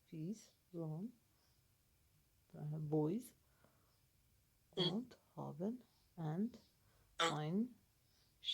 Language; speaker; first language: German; non-native, learner; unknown